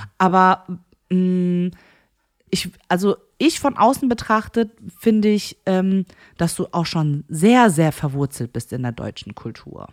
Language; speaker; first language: German; early bilingual, other home language; Korean